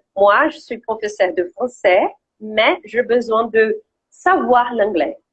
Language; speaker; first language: French; non-native, fluent; Portuguese